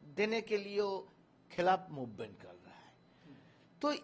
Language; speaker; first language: Hindi; non-native, local second language; Bangla